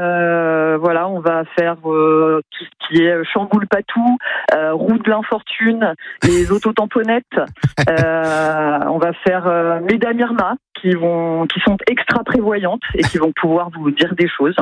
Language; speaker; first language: French; native; French